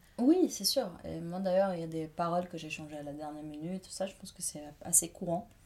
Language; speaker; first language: French; non-native, fluent; Portuguese